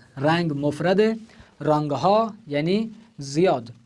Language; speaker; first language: Persian; non-native, fluent; Urdu